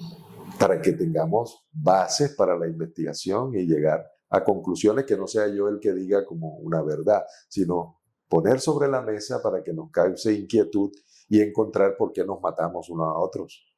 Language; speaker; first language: Spanish; native; Spanish